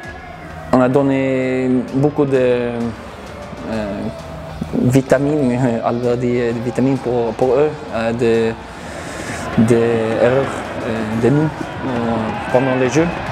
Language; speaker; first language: French; non-native, learner; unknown